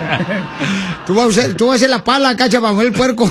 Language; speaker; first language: Spanish; native; Spanish